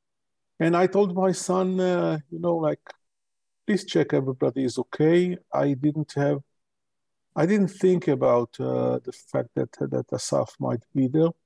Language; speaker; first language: English; non-native, local second language; Hebrew